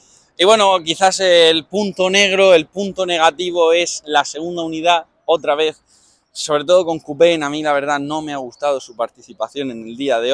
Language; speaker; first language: Spanish; native; Spanish